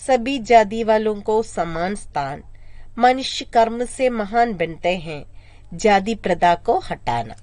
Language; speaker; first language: Hindi; non-native, local second language; Malayalam